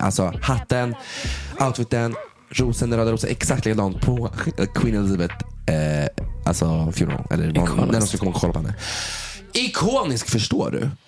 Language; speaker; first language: Swedish; native; Swedish